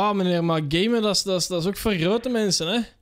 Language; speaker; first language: Dutch; native; Dutch